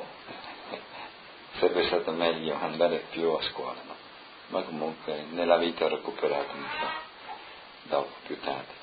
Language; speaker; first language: Italian; non-native, local second language; Friulian